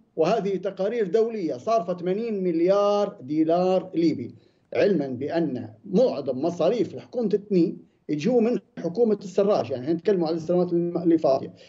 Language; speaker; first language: Arabic; native; Arabic